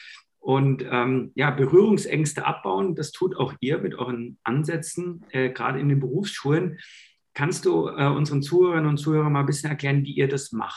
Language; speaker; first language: German; native; German